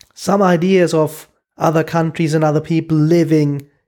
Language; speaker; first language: English; non-native, fluent; German